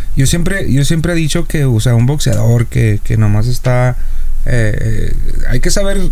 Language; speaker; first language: Spanish; native; Spanish